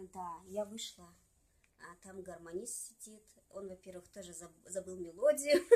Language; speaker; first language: Russian; non-native, local second language; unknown